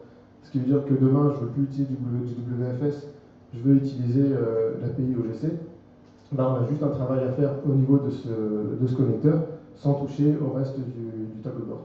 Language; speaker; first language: French; native; French